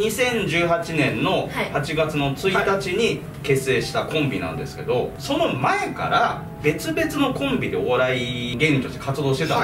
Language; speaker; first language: Japanese; native; Japanese